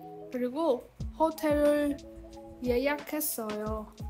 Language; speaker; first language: Korean; non-native, learner; Vietnamese